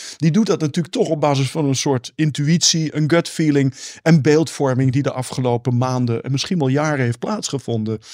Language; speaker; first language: Dutch; native; Dutch